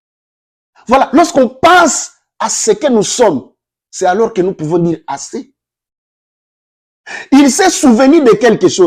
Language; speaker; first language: French; non-native, local second language; Lingala